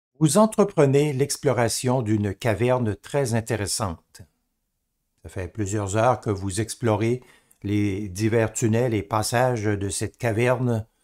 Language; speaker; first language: French; native; French